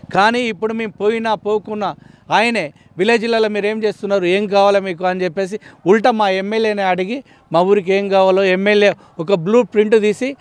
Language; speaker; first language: Telugu; native; Telugu